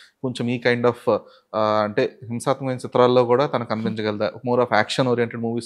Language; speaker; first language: Telugu; native; Telugu